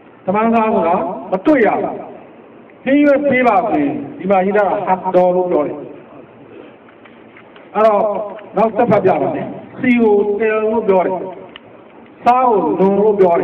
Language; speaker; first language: Burmese; non-native, local second language; Rohingya